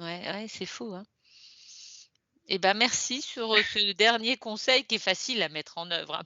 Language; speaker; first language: French; native; French